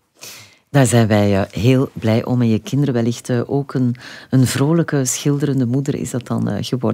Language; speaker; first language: Dutch; native; Dutch